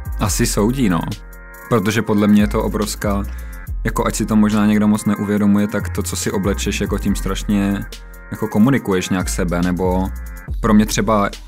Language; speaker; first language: Czech; native; Czech